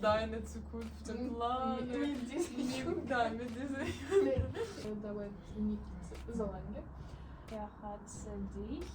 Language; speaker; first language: German; non-native, learner; Ukrainian